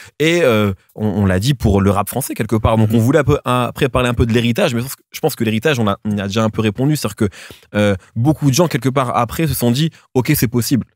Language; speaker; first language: French; native; French